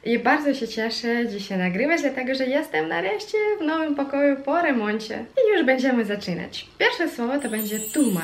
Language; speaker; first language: Polish; non-native, fluent; Russian